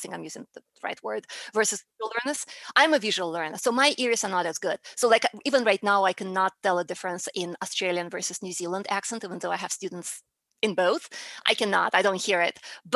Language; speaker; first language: English; non-native, fluent; Russian